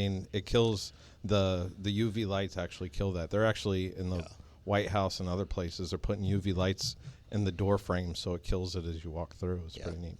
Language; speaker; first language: English; native; English